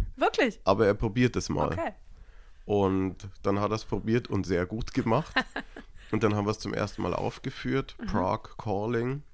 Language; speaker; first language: German; native; German